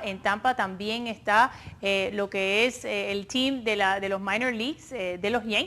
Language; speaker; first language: Spanish; early bilingual, other home language; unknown